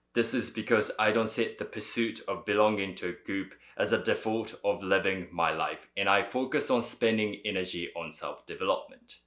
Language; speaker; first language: English; early bilingual, other home language; Japanese